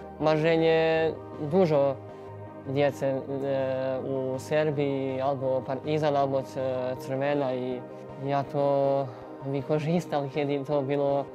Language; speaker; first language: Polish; non-native, learner; Serbian